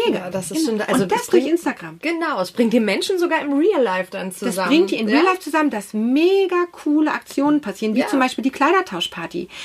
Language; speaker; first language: German; native; German